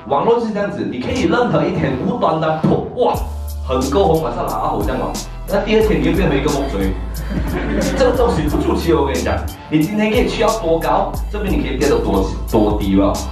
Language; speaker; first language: Chinese; native; Chinese